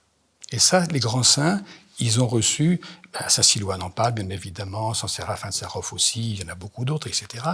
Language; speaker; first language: French; native; French